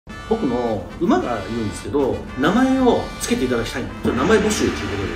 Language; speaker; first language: Japanese; native; Japanese